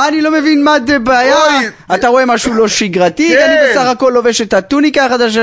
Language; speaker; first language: Hebrew; native; Hebrew